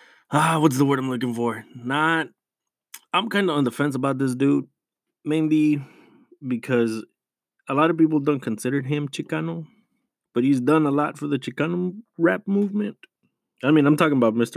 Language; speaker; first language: English; early bilingual, other home language; Spanish